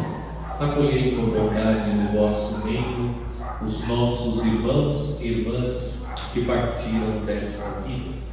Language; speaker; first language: Portuguese; native; Portuguese